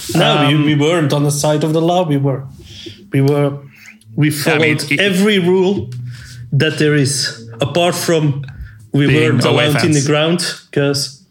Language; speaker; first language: English; non-native, fluent; Dutch